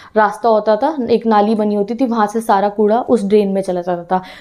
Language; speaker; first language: Hindi; native; Hindi